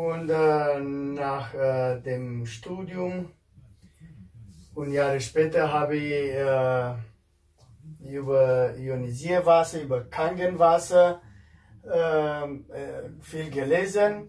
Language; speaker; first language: German; non-native, fluent; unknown